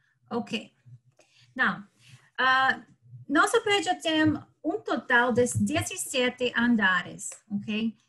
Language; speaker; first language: Portuguese; non-native, learner; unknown